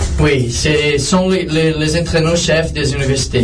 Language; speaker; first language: French; non-native, learner; Portuguese